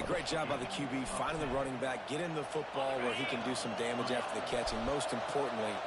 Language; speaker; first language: English; native; English